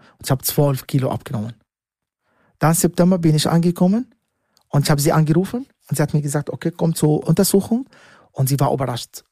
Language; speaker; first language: German; non-native, learner; Arabic